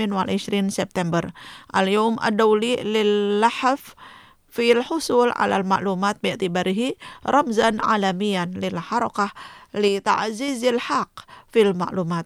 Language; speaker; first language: Arabic; non-native, fluent; Indonesian